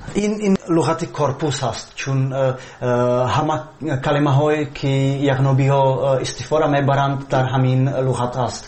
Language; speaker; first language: Persian; non-native, fluent; Czech